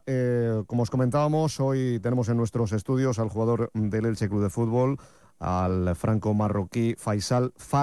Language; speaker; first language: Spanish; native; Spanish